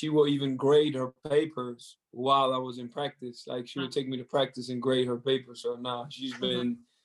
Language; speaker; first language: English; non-native, fluent; French